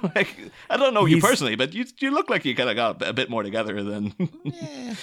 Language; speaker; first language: English; native; English